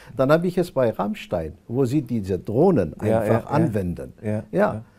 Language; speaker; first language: German; non-native, fluent; Arabic